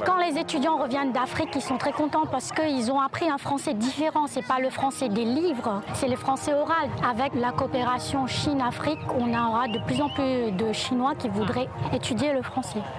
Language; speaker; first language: French; non-native, fluent; Chinese